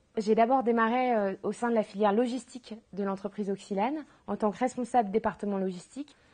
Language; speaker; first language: French; native; French